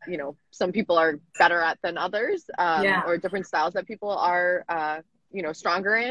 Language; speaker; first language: English; native; English